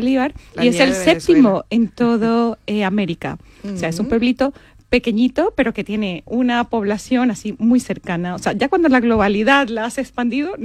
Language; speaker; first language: Spanish; native; Spanish